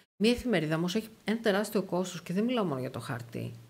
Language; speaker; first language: Greek; native; Greek